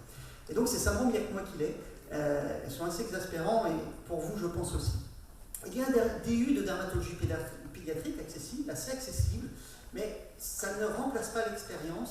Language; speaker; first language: French; native; French